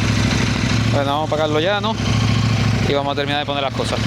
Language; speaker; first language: Spanish; native; Spanish